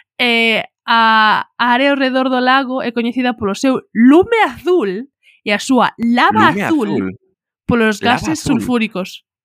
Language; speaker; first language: Galician; non-native, local second language; Spanish